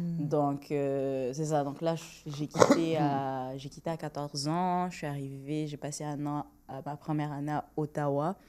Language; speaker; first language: French; non-native, local second language; Rundi